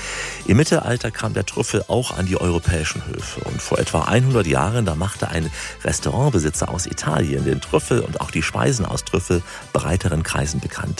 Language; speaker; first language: German; native; German